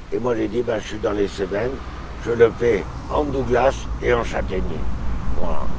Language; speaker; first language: French; native; French